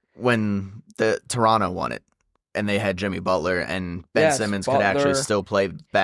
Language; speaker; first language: English; native; English